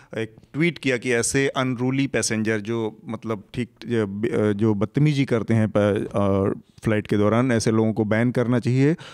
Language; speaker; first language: Hindi; native; Hindi